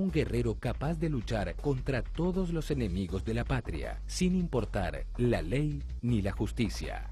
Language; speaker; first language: Spanish; native; Spanish